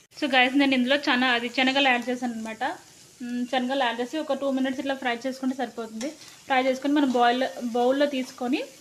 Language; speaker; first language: Telugu; non-native, local second language; Lambadi